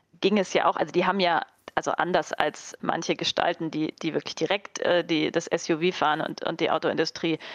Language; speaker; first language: German; native; German